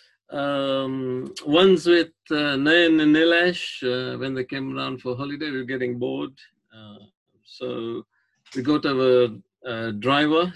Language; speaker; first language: English; non-native, local second language; Gujarati